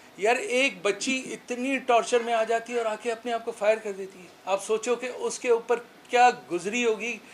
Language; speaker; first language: Urdu; non-native, local second language; Sindhi